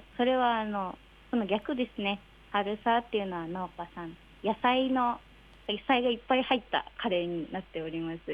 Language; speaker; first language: Japanese; native; Japanese